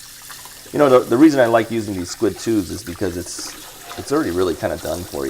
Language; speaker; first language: English; native; English